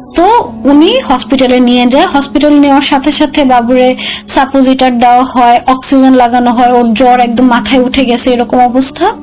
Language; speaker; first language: Bangla; native; Bangla